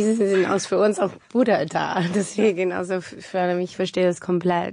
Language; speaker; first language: German; non-native, fluent; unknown